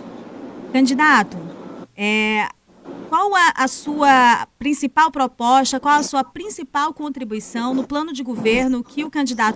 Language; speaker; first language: Portuguese; native; Portuguese